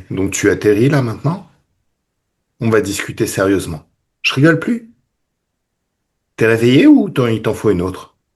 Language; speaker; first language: French; native; French